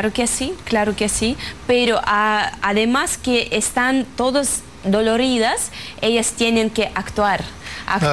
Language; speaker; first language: Spanish; non-native, fluent; Russian